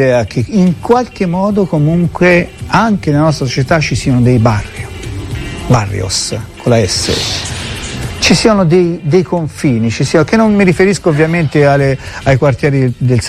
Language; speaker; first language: Italian; native; Italian